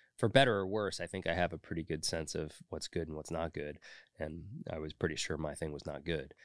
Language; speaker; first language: English; native; English